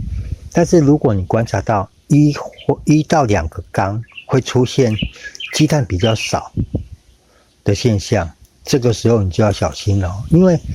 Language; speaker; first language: Chinese; native; Chinese